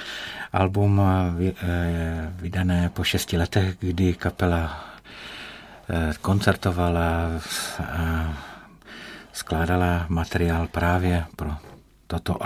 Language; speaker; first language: Czech; native; Czech